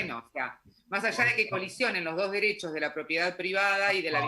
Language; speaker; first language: Spanish; native; Spanish